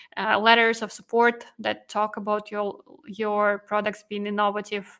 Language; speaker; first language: English; non-native, fluent; Russian